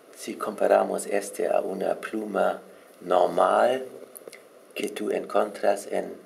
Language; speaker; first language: Spanish; non-native, learner; German